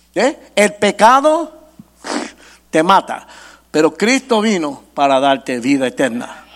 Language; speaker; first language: Spanish; early bilingual, heritage; Spanish